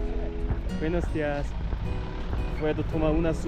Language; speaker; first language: Spanish; non-native, learner; Korean